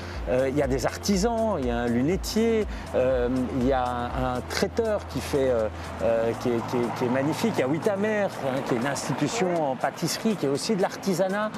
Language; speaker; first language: French; native; French